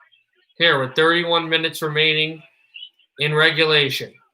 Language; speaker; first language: English; native; English